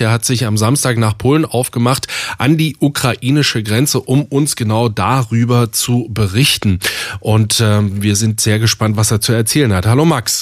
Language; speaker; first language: German; native; German